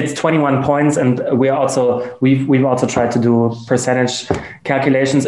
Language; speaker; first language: English; non-native, fluent; German